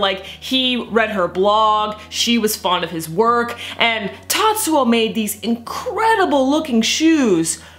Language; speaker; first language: English; native; English